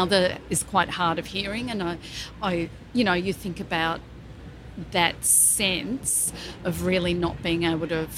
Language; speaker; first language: English; native; English